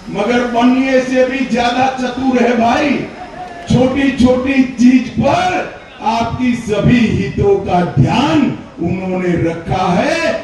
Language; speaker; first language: Hindi; non-native, local second language; Gujarati